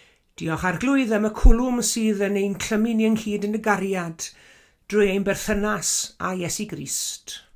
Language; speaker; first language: Welsh; native; Welsh